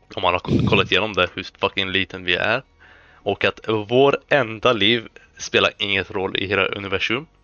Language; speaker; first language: Swedish; early bilingual, other home language; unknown